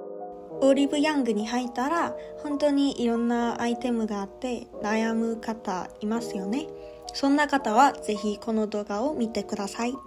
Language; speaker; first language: Japanese; non-native, fluent; Korean